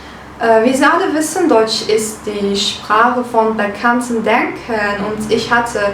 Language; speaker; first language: German; non-native, fluent; Turkish